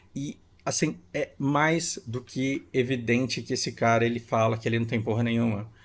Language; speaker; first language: Portuguese; native; Portuguese